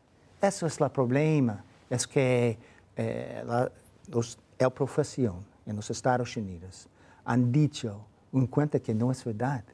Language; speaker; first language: Spanish; non-native, fluent; English